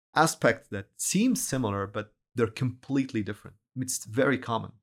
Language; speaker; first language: English; non-native, fluent; Arabic